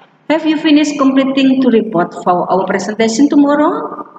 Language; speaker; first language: English; non-native, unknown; Indonesian